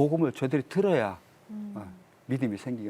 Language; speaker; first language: Korean; native; Korean